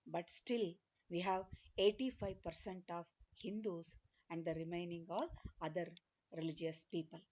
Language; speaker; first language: English; non-native, local second language; Kannada